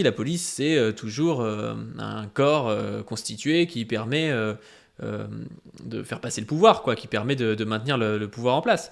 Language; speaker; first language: French; native; French